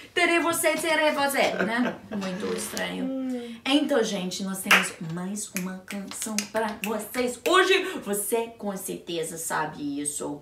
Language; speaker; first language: Portuguese; non-native, learner; English